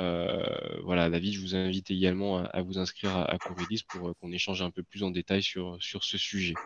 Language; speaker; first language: French; native; French